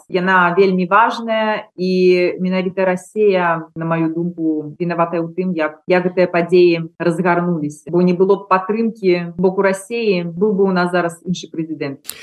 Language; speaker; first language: Belarusian; non-native, local second language; Russian